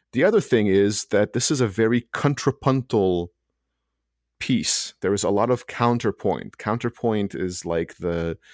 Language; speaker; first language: English; early bilingual, other home language; Hebrew